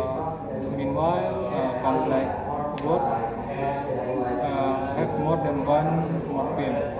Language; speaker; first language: English; non-native, learner; Indonesian